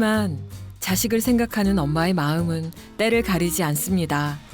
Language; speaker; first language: Korean; native; Korean